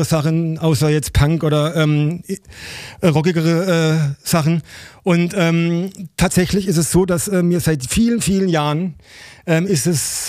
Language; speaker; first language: German; native; German